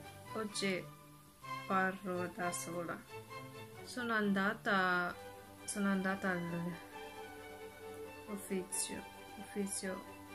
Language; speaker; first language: Italian; non-native, learner; Japanese